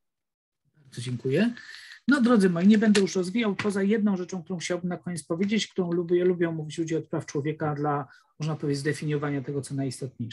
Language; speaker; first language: Polish; native; Polish